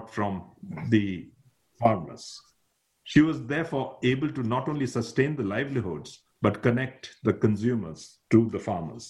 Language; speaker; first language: English; non-native, local second language; Nepali